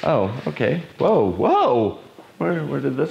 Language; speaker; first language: English; native; English